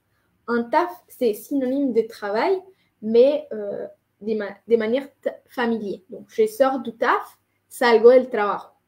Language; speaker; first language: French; non-native, fluent; Spanish